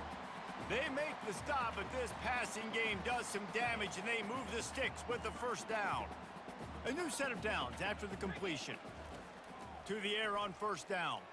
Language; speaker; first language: English; native; English